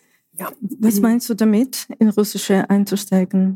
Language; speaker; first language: German; non-native, fluent; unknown